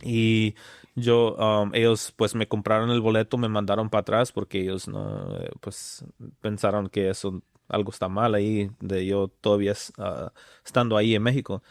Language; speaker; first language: Spanish; early bilingual, other home language; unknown